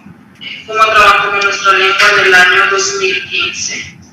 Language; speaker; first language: Spanish; non-native, local second language; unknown